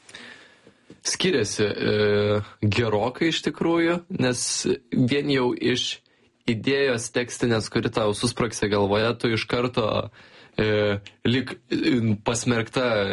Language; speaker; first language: Lithuanian; native; Lithuanian